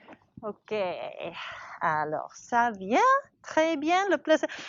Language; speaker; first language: French; non-native, learner; English